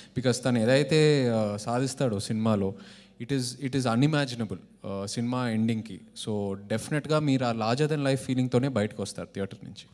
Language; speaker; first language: Telugu; native; Telugu